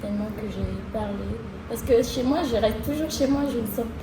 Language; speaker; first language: French; non-native, learner; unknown